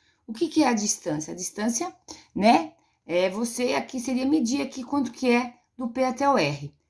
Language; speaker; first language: Portuguese; native; Portuguese